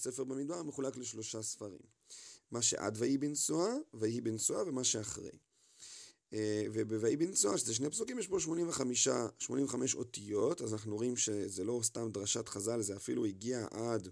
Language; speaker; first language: Hebrew; native; Hebrew